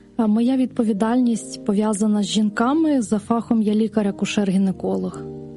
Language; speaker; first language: Ukrainian; native; Ukrainian